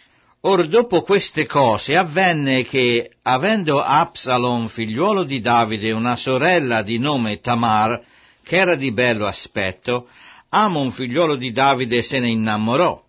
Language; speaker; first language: Italian; native; Italian